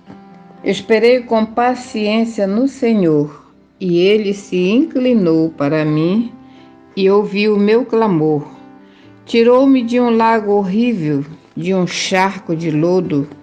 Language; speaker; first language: Portuguese; native; Portuguese